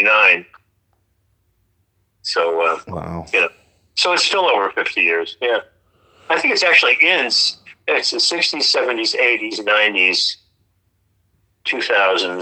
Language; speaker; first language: English; native; English